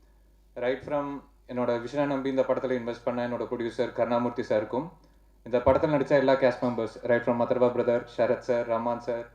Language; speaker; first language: Tamil; native; Tamil